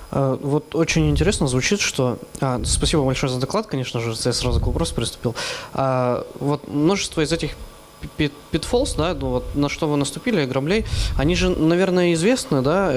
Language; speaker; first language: Russian; native; Russian